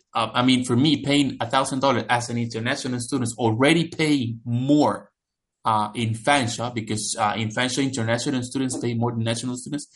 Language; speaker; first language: English; non-native, fluent; Spanish